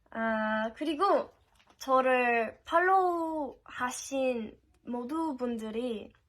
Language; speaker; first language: Korean; non-native, fluent; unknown